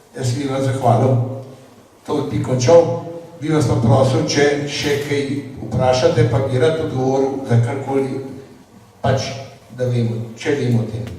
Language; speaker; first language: Slovenian; native; Slovenian